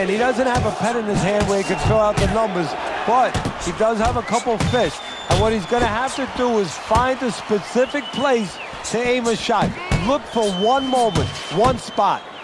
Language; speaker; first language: English; native; English